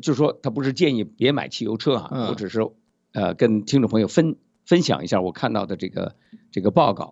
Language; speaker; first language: Chinese; native; Chinese